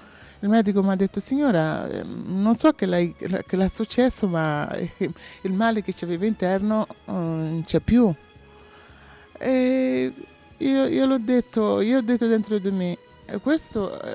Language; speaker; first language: Italian; non-native, fluent; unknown